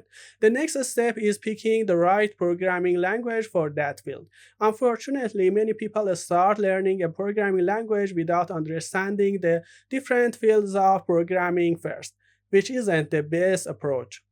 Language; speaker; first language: English; non-native, fluent; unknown